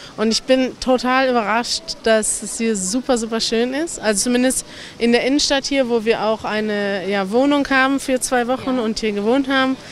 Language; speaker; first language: German; native; German